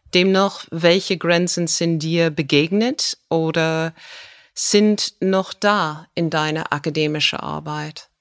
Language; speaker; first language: German; non-native, fluent; English